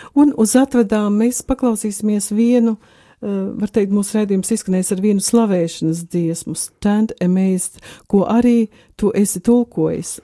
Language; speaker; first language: Latvian; native; Latvian